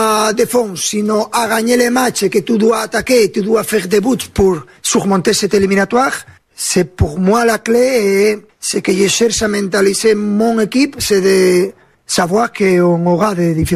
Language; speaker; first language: French; non-native, learner; Spanish